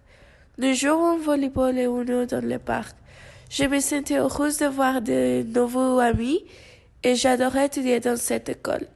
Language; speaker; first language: French; non-native, learner; Spanish